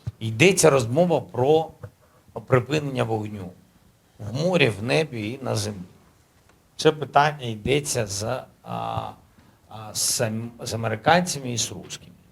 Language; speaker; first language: Ukrainian; native; Ukrainian